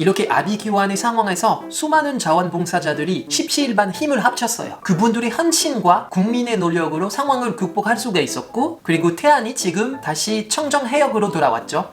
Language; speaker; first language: Korean; non-native, fluent; French